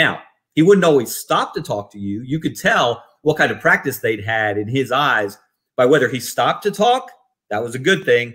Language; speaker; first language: English; native; English